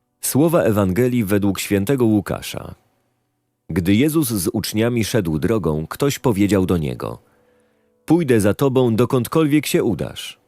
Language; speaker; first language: Polish; native; Polish